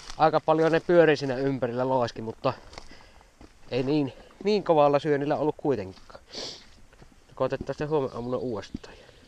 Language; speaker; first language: Finnish; native; Finnish